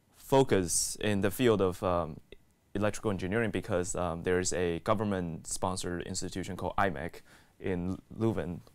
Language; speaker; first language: English; native; English